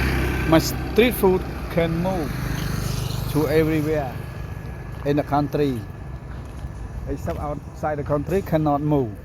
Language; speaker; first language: English; non-native, learner; Khmer